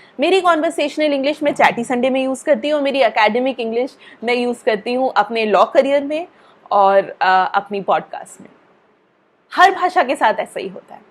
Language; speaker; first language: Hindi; native; Hindi